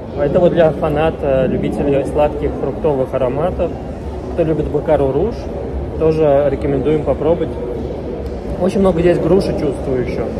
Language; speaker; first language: Russian; native; Russian